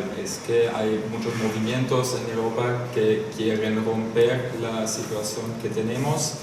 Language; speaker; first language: Spanish; non-native, fluent; German